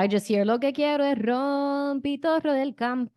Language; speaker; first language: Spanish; non-native, fluent; English